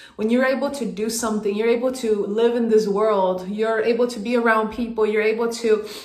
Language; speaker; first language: English; non-native, fluent; Swedish